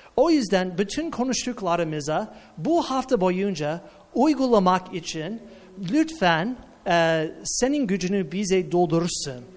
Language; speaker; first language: Turkish; non-native, fluent; English